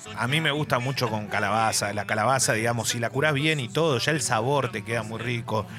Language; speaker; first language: Spanish; native; Spanish